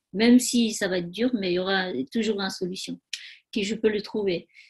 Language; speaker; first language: French; non-native, learner; Tibetan